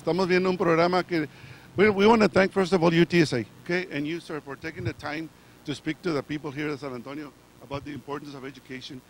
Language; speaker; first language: English; early bilingual, other home language; Spanish